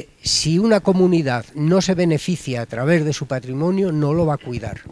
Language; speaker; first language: Spanish; native; Spanish